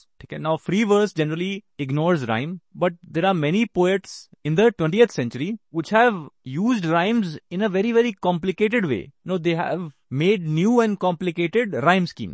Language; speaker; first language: English; non-native, local second language; Hindi